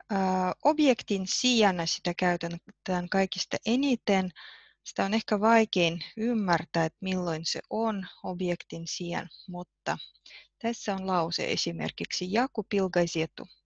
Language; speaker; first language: Finnish; non-native, fluent; Russian